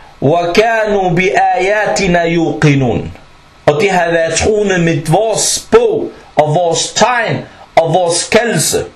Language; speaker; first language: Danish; early bilingual, other home language; Arabic